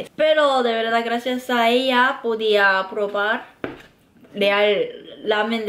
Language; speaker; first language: Spanish; non-native, learner; Korean